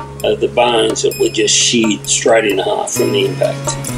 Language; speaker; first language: English; native; English